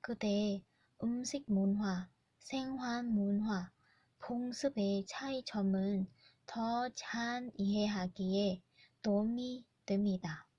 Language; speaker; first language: Korean; non-native, learner; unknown